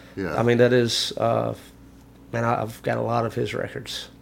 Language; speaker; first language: English; native; English